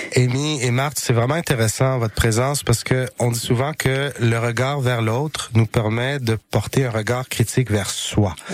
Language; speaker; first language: French; native; French